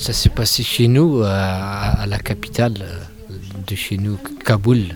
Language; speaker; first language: French; non-native, learner; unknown